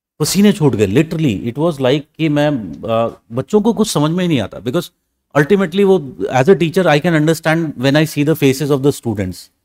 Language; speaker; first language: Hindi; native; Hindi